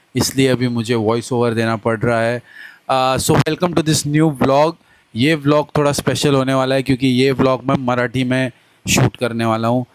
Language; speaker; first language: Hindi; non-native, local second language; Marathi